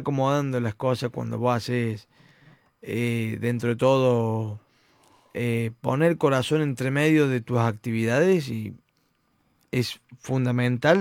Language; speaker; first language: Spanish; native; Spanish